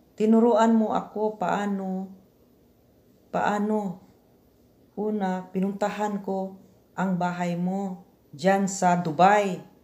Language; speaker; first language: Filipino; non-native, local second language; Cebuano